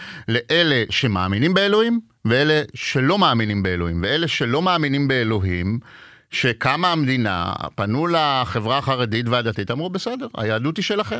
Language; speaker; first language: Hebrew; native; Hebrew